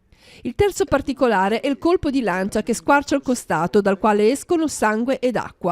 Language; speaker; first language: Italian; native; Italian